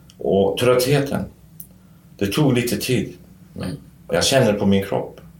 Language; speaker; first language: Swedish; non-native, fluent; Kurdish